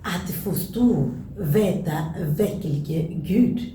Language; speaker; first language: Swedish; non-native, learner; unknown